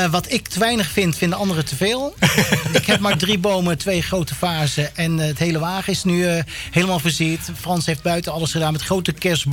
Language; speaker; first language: Dutch; native; Dutch